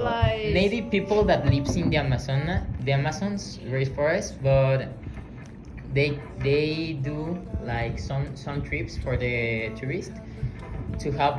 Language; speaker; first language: English; non-native, learner; Spanish